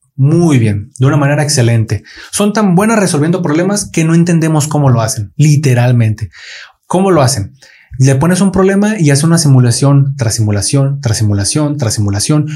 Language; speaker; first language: Spanish; native; Spanish